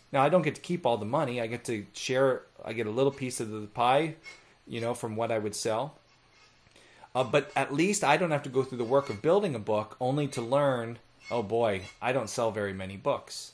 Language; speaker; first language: English; native; English